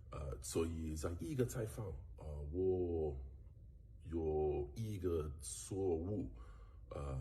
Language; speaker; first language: Chinese; non-native, learner; English